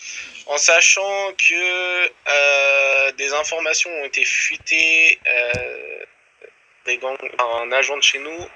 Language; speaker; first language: French; native; French